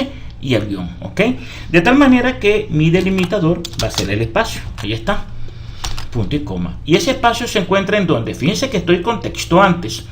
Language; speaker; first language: Spanish; native; Spanish